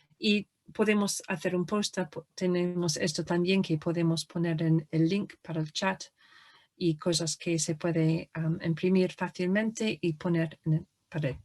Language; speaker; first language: Spanish; non-native, fluent; English